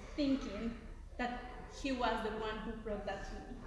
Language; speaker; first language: English; non-native, fluent; Spanish